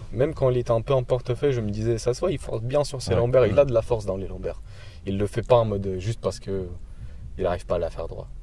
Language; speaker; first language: French; non-native, fluent; Ukrainian